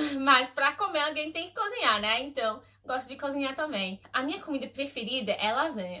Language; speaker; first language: Portuguese; early bilingual, heritage; Portuguese